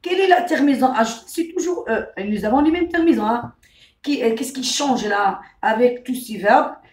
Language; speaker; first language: French; non-native, local second language; Arabic